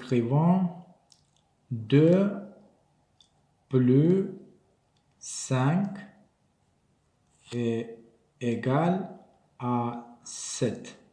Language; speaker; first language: French; non-native, learner; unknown